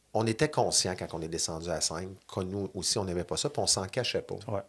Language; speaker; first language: French; native; French